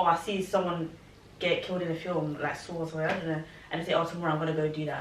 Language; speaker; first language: English; native; English